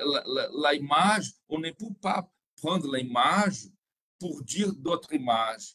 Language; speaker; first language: French; non-native, fluent; Portuguese